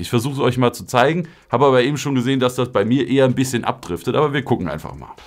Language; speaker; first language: German; native; German